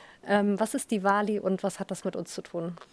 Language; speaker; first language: German; native; German